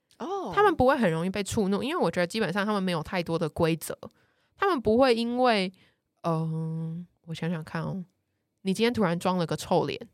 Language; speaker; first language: Chinese; native; Chinese